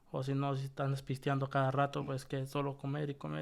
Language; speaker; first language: Spanish; early bilingual, heritage; Spanish